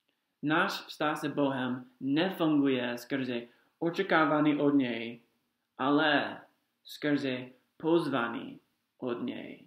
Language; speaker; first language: Czech; non-native, fluent; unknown